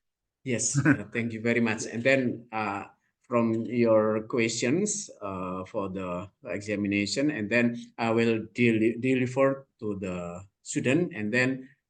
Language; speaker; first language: English; non-native, learner; Indonesian